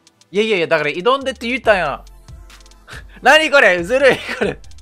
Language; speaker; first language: Japanese; non-native, fluent; English